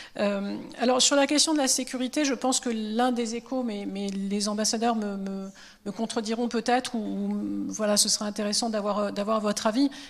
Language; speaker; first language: French; native; French